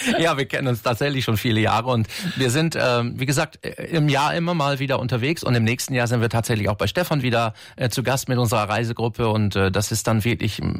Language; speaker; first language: German; native; German